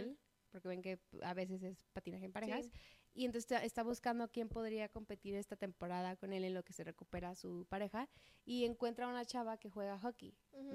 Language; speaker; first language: Spanish; native; Spanish